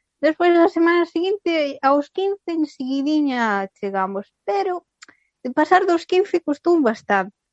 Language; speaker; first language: Galician; non-native, local second language; Spanish